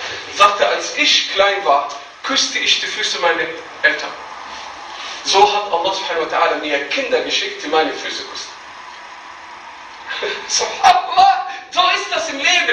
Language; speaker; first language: German; non-native, fluent; Arabic